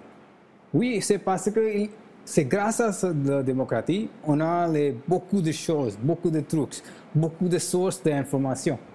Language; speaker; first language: French; non-native, learner; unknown